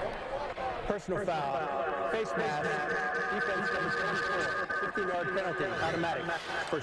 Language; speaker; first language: English; native; English